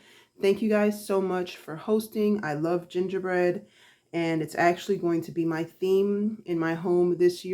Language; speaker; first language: English; native; English